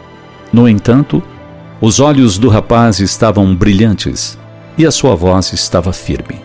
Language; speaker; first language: Portuguese; native; Portuguese